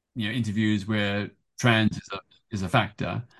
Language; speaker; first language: English; native; English